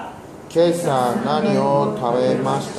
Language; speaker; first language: Japanese; non-native, learner; Chinese